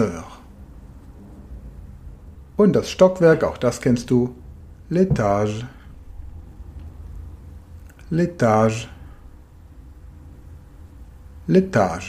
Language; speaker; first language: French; non-native, fluent; German